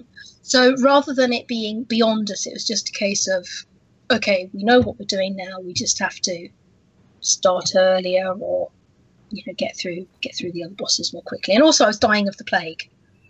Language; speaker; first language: English; native; English